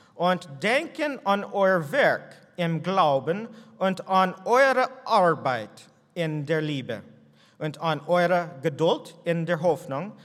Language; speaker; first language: German; non-native, learner; English